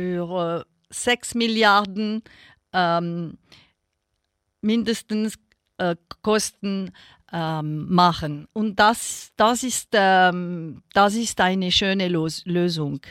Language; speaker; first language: German; non-native, local second language; French